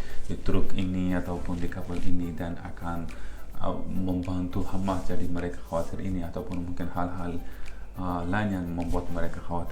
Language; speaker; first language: Indonesian; non-native, fluent; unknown